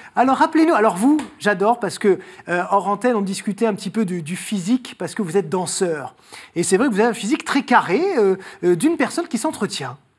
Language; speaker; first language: French; native; French